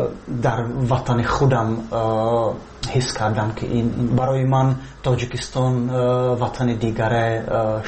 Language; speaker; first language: Persian; non-native, fluent; Czech